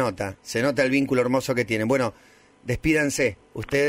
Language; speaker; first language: Spanish; native; Spanish